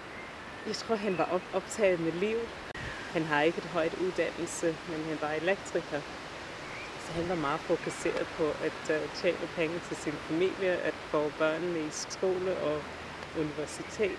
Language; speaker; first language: Danish; non-native, fluent; English